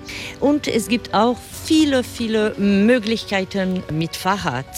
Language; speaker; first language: German; non-native, fluent; French